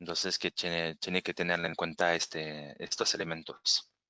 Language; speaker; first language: Spanish; non-native, fluent; French